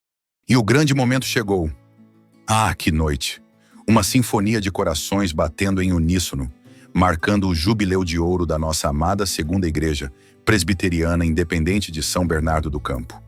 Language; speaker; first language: Portuguese; native; Portuguese